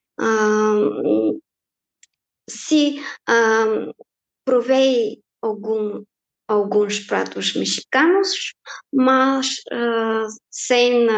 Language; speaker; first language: Portuguese; non-native, fluent; Bulgarian